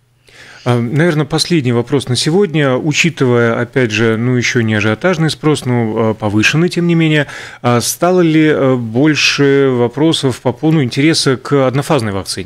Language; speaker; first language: Russian; native; Russian